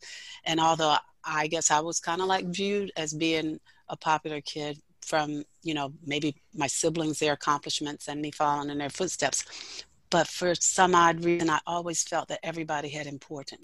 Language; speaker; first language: English; native; English